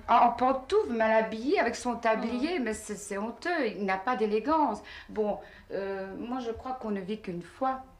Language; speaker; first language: French; native; French